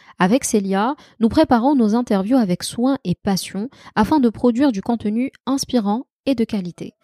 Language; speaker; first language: French; non-native, local second language; Arabic